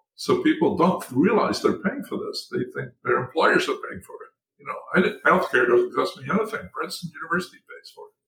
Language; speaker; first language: English; native; English